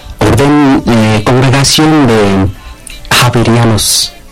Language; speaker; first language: Spanish; non-native, learner; Bangla